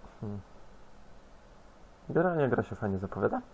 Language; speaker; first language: Polish; native; Polish